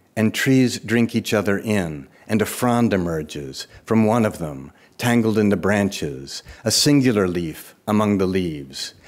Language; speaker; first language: English; native; English